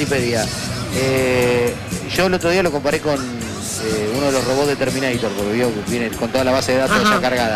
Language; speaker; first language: Spanish; native; Spanish